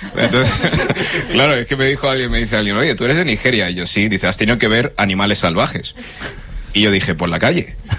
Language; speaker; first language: Spanish; early bilingual, other home language; English